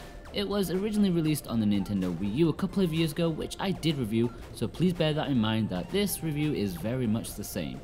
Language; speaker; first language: English; native; English